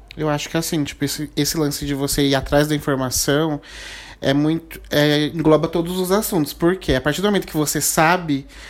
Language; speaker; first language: Portuguese; native; Portuguese